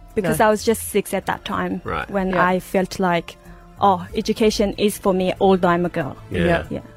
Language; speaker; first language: English; non-native, fluent; Persian